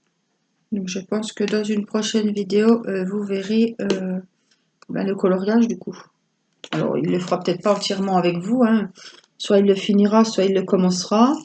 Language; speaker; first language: French; native; French